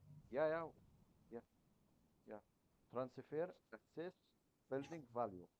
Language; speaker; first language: English; non-native, learner; Arabic